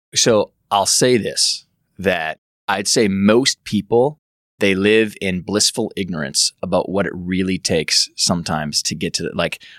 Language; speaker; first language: English; native; English